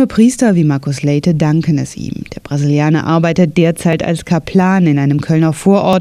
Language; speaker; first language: German; native; German